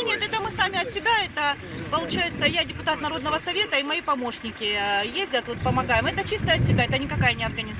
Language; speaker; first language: Russian; native; Russian